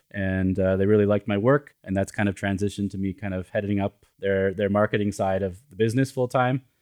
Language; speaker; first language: English; native; English